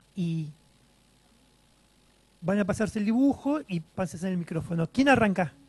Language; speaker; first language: Spanish; native; Spanish